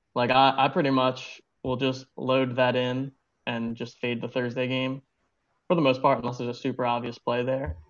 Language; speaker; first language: English; native; English